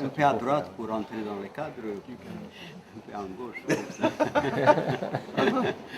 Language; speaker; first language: French; non-native, fluent; Romanian